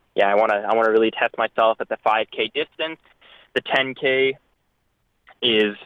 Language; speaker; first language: English; native; English